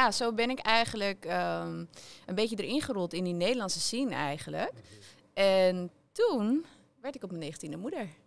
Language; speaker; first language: Dutch; native; Dutch